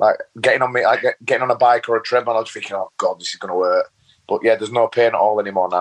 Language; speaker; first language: English; native; English